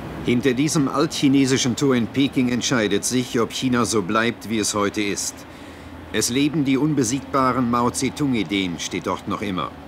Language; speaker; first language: German; native; German